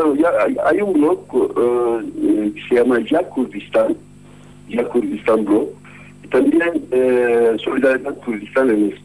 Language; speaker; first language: Spanish; non-native, fluent; Kurdish